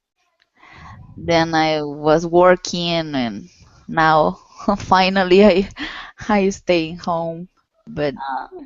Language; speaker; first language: English; non-native, learner; Spanish